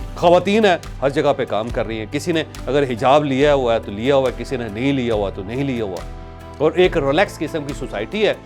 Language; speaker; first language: Urdu; non-native, local second language; Punjabi